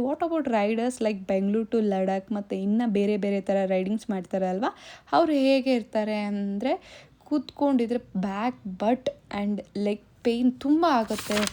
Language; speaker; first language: Kannada; non-native, local second language; Tamil